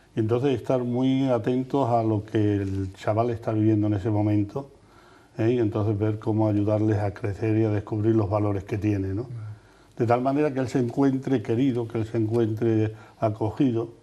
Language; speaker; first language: Spanish; native; Spanish